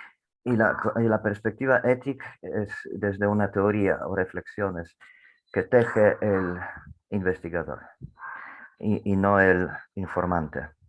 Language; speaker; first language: Spanish; non-native, fluent; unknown